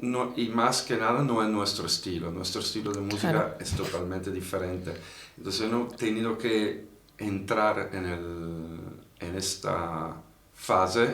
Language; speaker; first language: Spanish; non-native, fluent; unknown